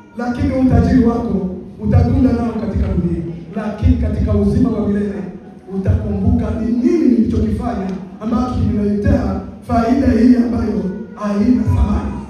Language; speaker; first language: Swahili; native; Swahili